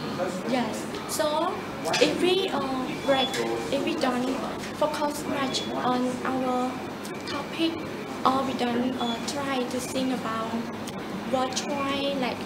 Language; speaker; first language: English; non-native, learner; Khmer